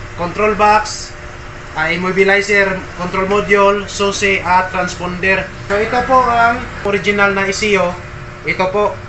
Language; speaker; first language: Filipino; native; Filipino